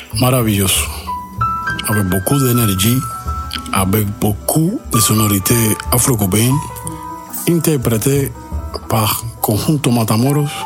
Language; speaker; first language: French; non-native, fluent; Spanish